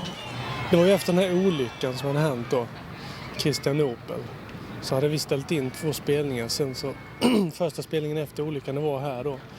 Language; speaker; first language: Swedish; native; Swedish